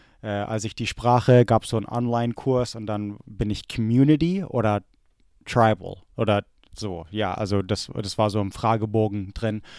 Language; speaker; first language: German; early bilingual, other home language; English